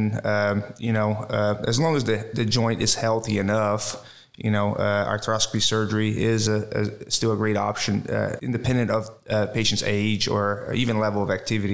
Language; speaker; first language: English; non-native, fluent; Portuguese